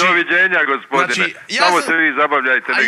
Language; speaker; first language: Croatian; native; Croatian